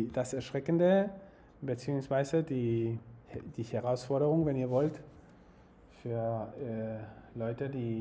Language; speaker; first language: German; non-native, fluent; Spanish